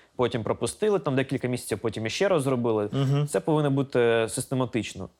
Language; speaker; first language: Ukrainian; non-native, local second language; Russian